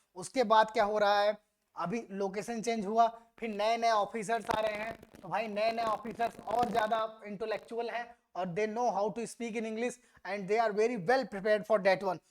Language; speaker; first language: Hindi; native; Hindi